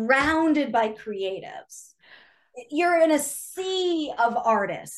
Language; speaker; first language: English; native; English